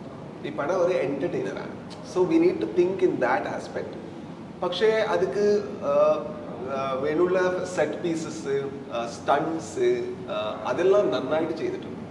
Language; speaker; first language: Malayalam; non-native, learner; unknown